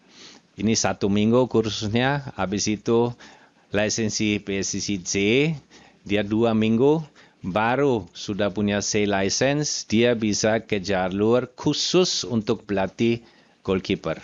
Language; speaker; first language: Indonesian; non-native, fluent; German